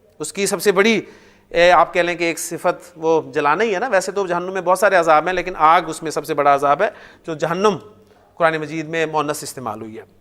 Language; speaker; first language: Urdu; native; Urdu